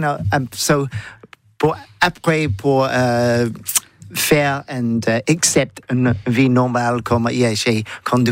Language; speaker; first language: French; non-native, learner; English